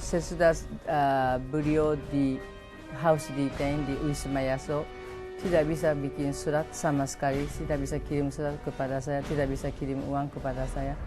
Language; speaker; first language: Indonesian; non-native, fluent; Japanese